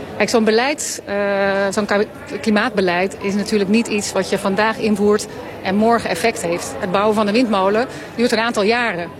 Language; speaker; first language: Dutch; native; Dutch